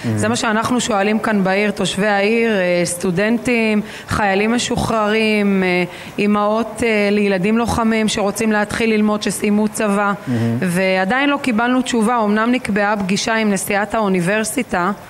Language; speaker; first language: Hebrew; native; Hebrew